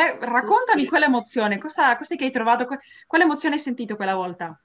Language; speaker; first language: Italian; non-native, fluent; Spanish